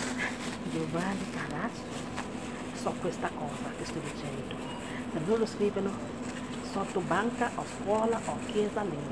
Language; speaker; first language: Italian; non-native, learner; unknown